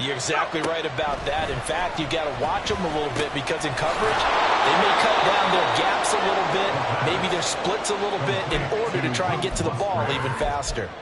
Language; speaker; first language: English; native; English